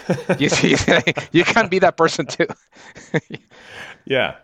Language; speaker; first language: English; non-native, fluent; Spanish